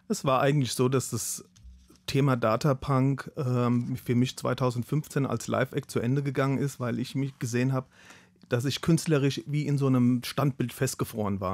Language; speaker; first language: German; native; German